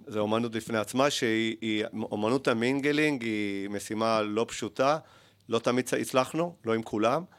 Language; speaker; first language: Hebrew; early bilingual, other home language; Spanish